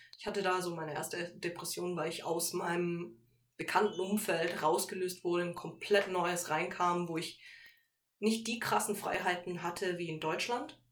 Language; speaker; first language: German; native; German